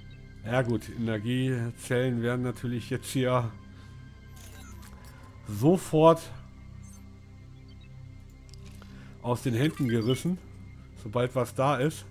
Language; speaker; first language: German; native; German